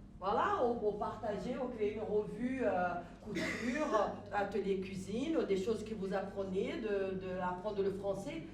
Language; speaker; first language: French; non-native, fluent; Portuguese